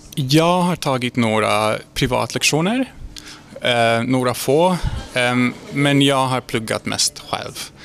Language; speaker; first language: Swedish; non-native, fluent; Hungarian